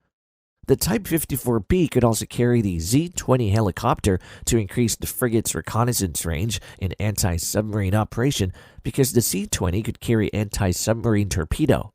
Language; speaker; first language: English; non-native, fluent; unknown